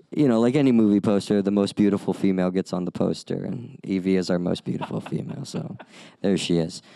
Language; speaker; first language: English; native; English